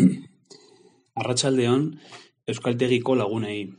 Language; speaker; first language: Basque; non-native, learner; Spanish